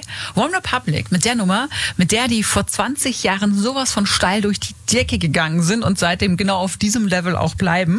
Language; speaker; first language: German; native; German